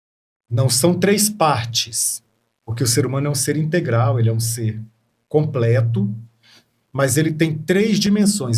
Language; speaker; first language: Portuguese; native; Portuguese